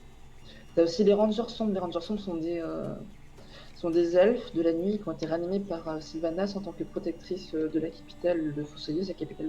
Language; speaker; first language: French; native; French